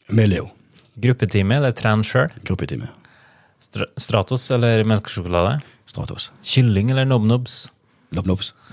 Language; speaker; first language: Norwegian; native; Norwegian